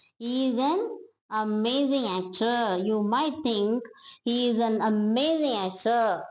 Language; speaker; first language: English; non-native, local second language; Tamil